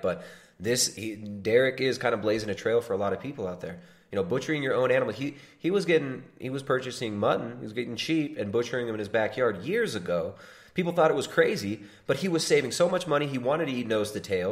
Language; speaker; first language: English; native; English